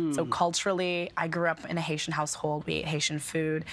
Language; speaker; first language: English; native; English